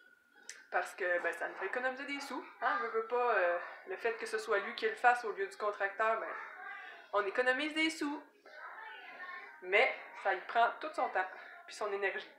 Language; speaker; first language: French; native; French